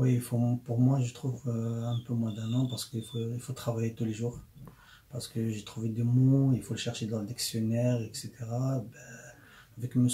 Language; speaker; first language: French; non-native, learner; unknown